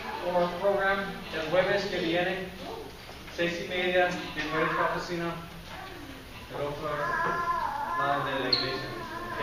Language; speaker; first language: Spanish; non-native, fluent; English